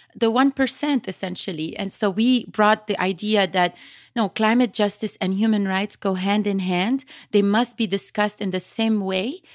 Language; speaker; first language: English; early bilingual, other home language; Arabic